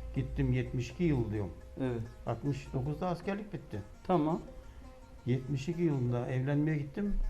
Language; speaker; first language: Turkish; native; Turkish